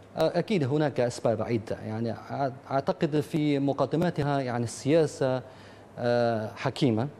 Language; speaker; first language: Arabic; non-native, fluent; Chinese